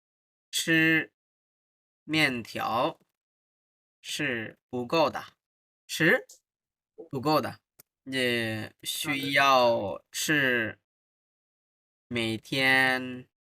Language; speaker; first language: Chinese; non-native, fluent; Bangla